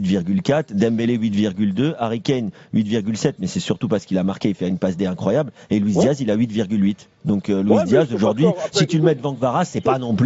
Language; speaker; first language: French; native; French